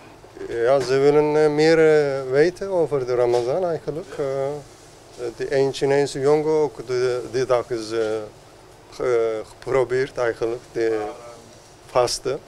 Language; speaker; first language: Dutch; non-native, learner; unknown